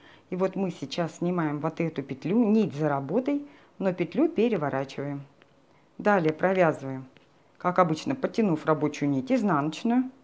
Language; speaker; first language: Russian; native; Russian